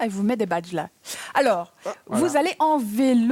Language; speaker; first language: French; native; French